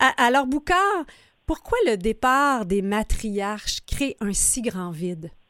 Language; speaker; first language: French; native; French